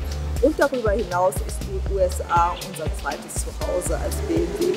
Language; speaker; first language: German; native; German